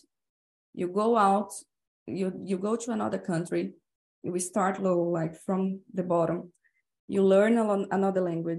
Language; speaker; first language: English; non-native, fluent; Portuguese